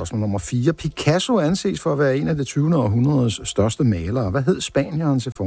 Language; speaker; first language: Danish; native; Danish